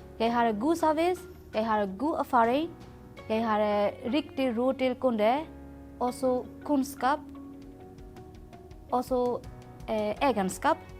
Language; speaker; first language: Norwegian; non-native, learner; Burmese